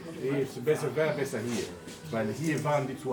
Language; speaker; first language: German; non-native, fluent; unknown